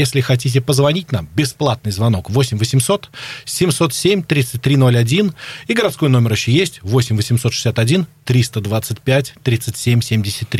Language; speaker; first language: Russian; native; Russian